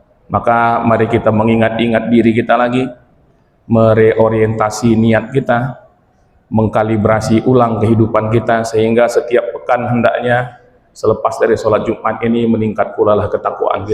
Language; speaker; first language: Indonesian; native; Indonesian